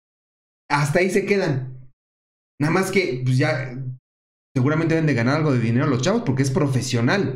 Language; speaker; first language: Spanish; native; Spanish